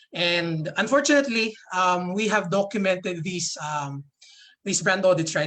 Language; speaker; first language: English; non-native, local second language; Filipino